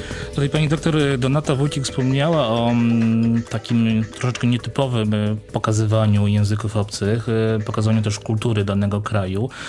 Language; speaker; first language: Polish; native; Polish